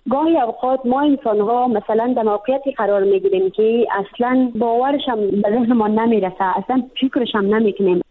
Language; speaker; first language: Persian; native; Persian